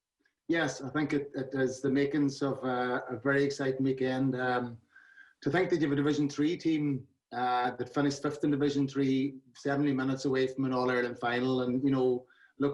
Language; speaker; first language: English; native; English